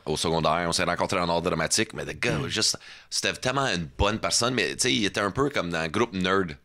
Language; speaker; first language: French; non-native, fluent; English